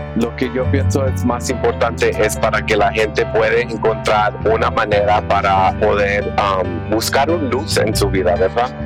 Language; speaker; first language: Spanish; early bilingual, heritage; Spanish